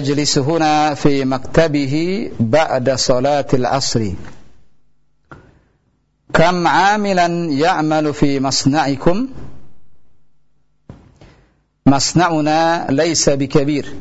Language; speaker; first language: Arabic; non-native, fluent; Indonesian